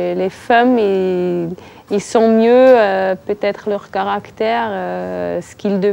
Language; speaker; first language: French; non-native, local second language; German